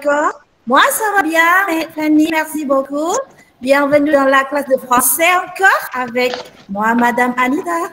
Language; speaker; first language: French; non-native, fluent; Indonesian